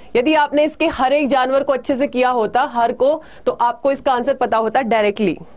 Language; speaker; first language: Hindi; native; Hindi